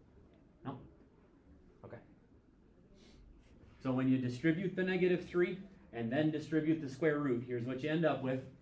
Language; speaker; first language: English; native; English